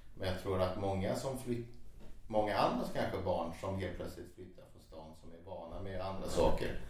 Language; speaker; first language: Swedish; native; Swedish